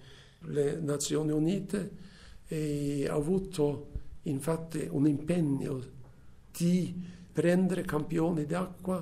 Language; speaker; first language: Italian; non-native, fluent; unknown